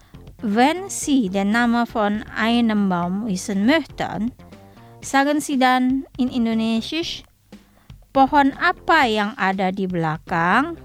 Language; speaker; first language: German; non-native, fluent; Indonesian